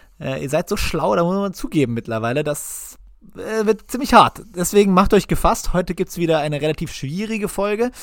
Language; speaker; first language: German; native; German